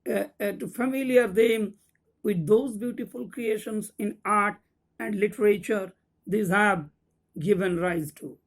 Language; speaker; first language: English; non-native, local second language; Bangla